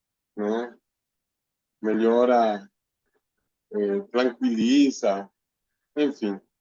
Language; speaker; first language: Portuguese; non-native, fluent; Spanish